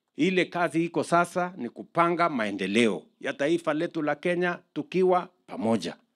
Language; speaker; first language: Swahili; non-native, local second language; Kalenjin